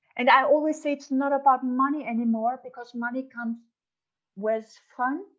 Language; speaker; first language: English; non-native, fluent; German